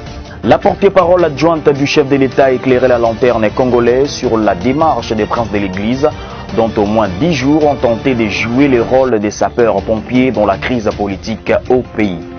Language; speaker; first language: French; native; French